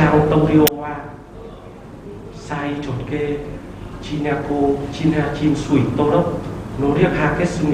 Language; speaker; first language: Korean; non-native, learner; Vietnamese